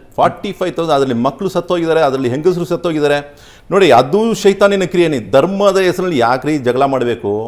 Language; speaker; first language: Kannada; non-native, local second language; Tamil